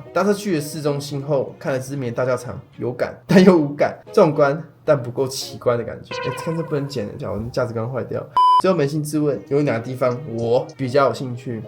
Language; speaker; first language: Chinese; native; Chinese